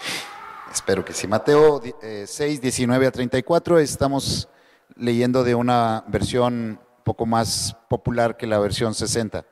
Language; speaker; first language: Spanish; native; Spanish